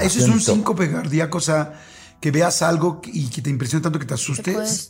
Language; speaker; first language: Spanish; native; Spanish